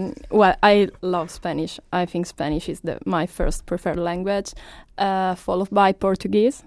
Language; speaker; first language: English; non-native, learner; Italian